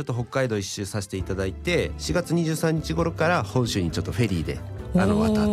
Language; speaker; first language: Japanese; native; Japanese